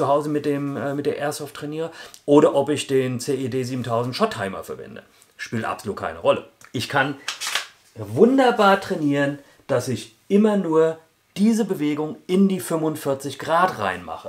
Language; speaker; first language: German; native; German